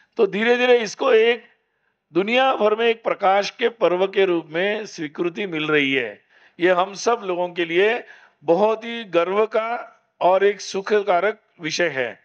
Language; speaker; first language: Hindi; non-native, local second language; Marathi